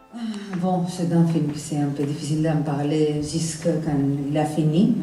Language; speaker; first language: French; non-native, fluent; Spanish